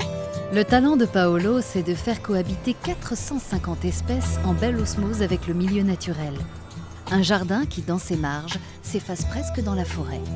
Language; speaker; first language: French; native; French